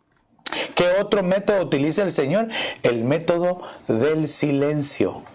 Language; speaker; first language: Spanish; native; Spanish